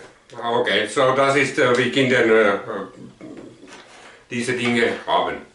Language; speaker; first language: German; non-native, learner; Finnish